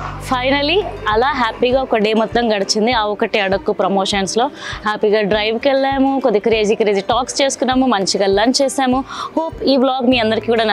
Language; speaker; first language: Telugu; native; Telugu